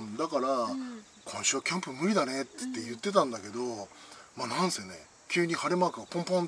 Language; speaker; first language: Japanese; native; Japanese